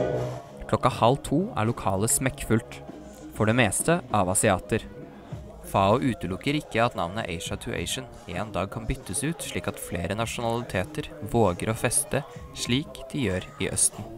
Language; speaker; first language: Norwegian; native; Norwegian